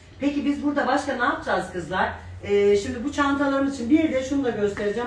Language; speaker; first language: Turkish; native; Turkish